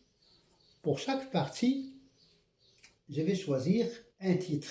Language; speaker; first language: French; non-native, local second language; Arabic